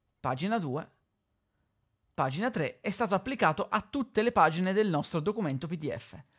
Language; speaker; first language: Italian; native; Italian